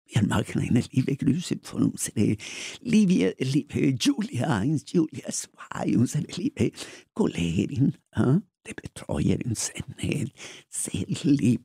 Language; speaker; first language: German; non-native, learner; Spanish